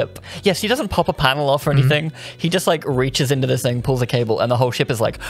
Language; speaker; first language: English; native; English